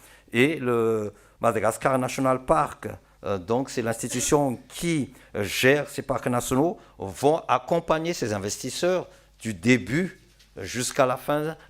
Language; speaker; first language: French; non-native, local second language; Malagasy